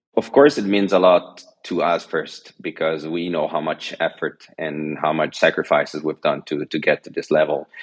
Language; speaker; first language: English; non-native, fluent; French